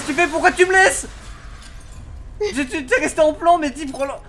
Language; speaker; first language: French; native; French